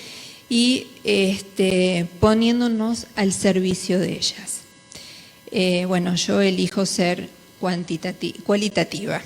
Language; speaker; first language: Spanish; native; Spanish